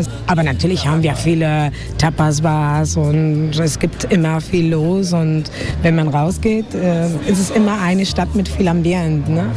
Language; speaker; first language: German; non-native, fluent; Spanish